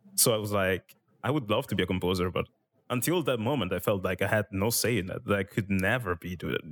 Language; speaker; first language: English; non-native, fluent; Italian